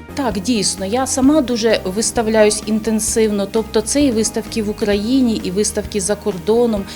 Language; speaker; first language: Ukrainian; native; Ukrainian